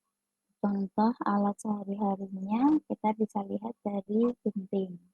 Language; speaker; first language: Indonesian; native; Indonesian